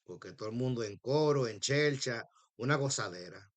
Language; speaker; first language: Spanish; early bilingual, heritage; Spanish